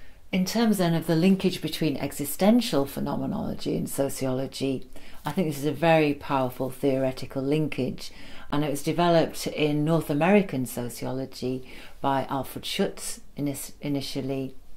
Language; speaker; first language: English; native; English